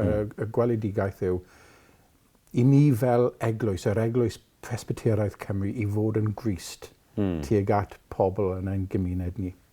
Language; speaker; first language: Welsh; non-native, local second language; English